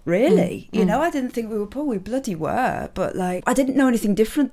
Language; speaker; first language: English; native; English